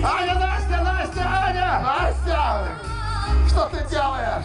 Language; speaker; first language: Russian; native; Russian